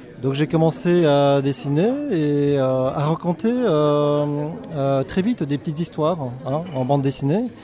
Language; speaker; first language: French; early bilingual, other home language; Korean